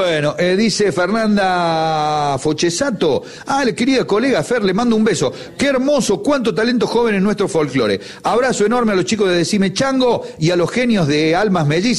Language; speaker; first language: Spanish; native; Spanish